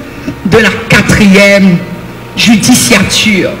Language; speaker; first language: French; non-native, local second language; Haitian Creole